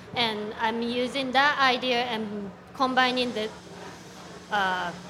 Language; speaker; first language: English; non-native, fluent; Japanese